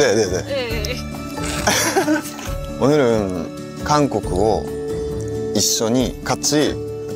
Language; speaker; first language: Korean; non-native, learner; Japanese